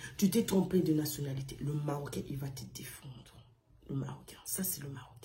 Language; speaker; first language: French; non-native, local second language; Arabic